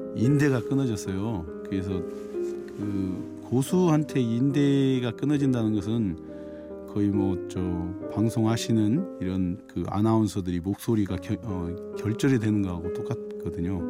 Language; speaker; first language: Korean; native; Korean